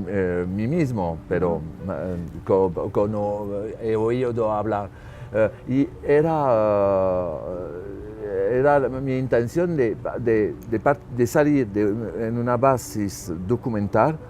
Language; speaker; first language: Spanish; non-native, learner; French